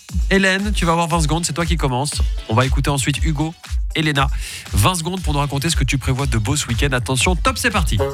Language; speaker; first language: French; native; French